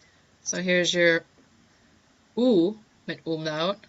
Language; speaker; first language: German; non-native, fluent; English